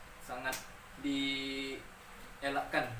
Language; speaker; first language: Indonesian; native; Indonesian